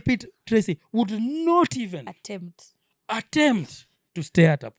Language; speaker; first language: English; non-native, local second language; Swahili